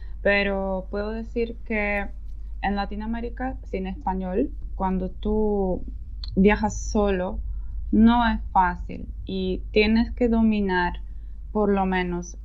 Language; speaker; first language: Spanish; non-native, fluent; Polish